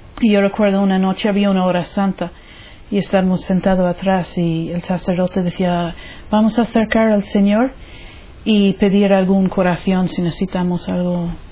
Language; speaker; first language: Spanish; non-native, fluent; English